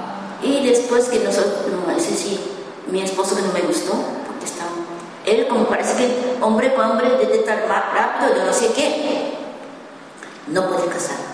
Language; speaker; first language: Spanish; non-native, learner; Japanese